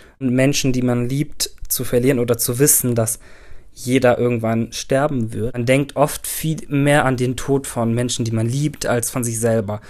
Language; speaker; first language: German; early bilingual, other home language; Turkish